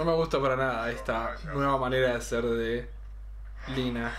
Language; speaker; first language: Spanish; native; Spanish